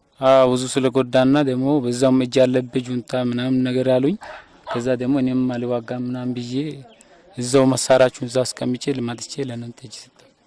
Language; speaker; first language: Amharic; non-native, local second language; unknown